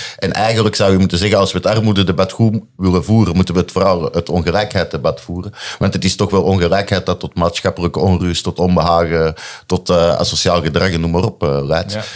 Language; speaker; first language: Dutch; native; Dutch